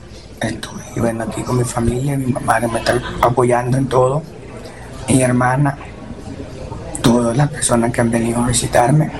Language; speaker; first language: Spanish; native; Spanish